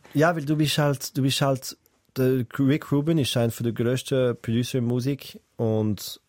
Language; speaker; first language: German; native; German